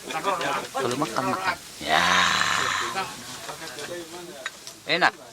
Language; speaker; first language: Indonesian; non-native, local second language; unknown